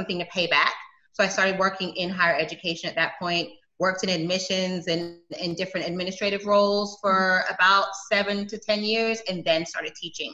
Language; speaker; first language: English; native; English